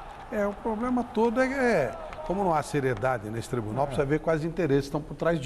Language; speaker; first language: Portuguese; native; Portuguese